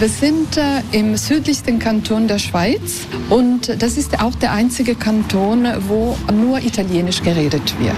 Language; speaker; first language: German; non-native, local second language; Italian